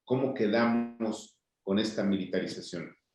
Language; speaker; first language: Spanish; native; Spanish